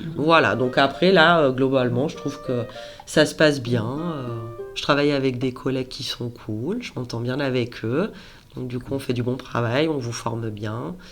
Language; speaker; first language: French; native; French